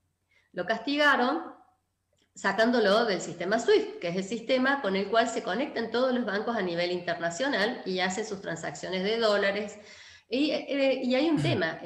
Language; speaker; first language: Spanish; native; Spanish